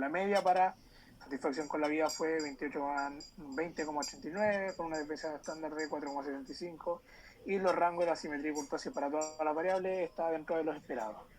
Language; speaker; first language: Spanish; native; Spanish